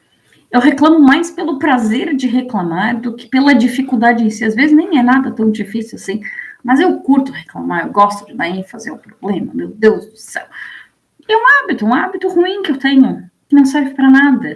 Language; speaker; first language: Portuguese; native; Portuguese